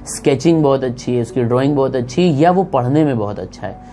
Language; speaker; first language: Hindi; native; Hindi